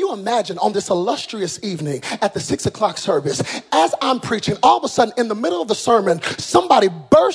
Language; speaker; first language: English; native; English